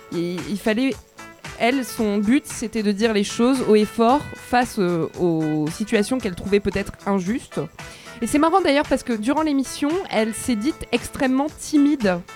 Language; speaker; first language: French; native; French